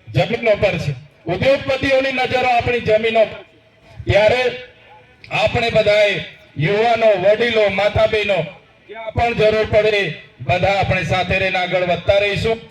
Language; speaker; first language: Gujarati; non-native, local second language; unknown